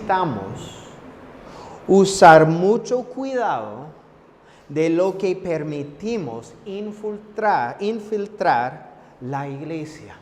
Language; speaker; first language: Spanish; non-native, fluent; English